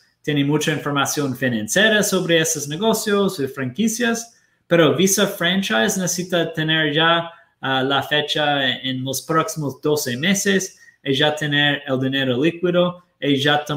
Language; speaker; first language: Spanish; non-native, fluent; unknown